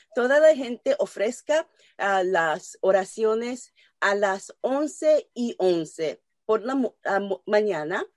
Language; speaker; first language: Spanish; non-native, learner; Japanese